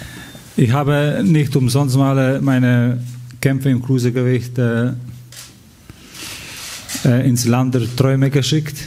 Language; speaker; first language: German; non-native, fluent; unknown